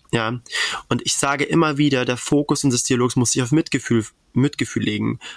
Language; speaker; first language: German; native; German